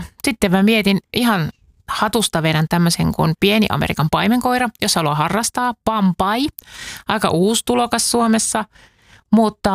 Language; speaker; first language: Finnish; native; Finnish